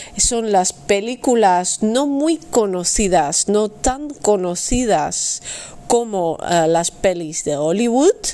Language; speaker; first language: Spanish; non-native, fluent; Dutch